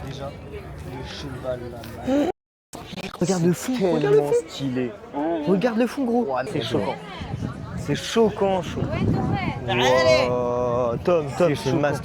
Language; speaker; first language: French; native; French